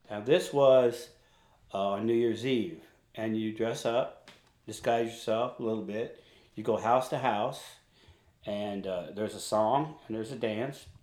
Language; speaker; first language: English; native; English